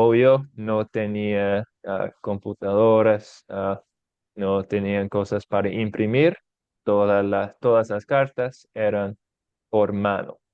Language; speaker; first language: Spanish; non-native, fluent; English